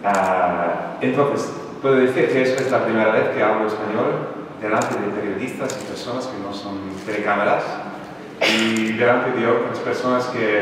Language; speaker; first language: Spanish; non-native, fluent; English